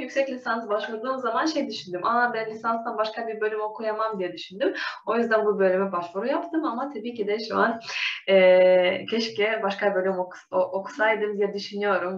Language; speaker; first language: Turkish; non-native, fluent; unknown